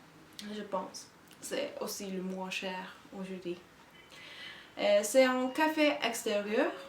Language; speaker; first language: French; non-native, learner; Turkish